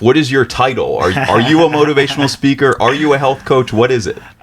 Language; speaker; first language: English; native; English